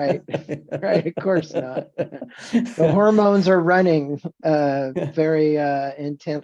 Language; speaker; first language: English; native; English